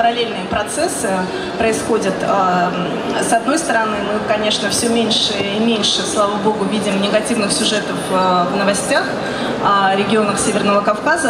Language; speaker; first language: Russian; native; Russian